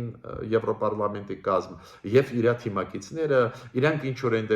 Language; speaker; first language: Armenian; native; Armenian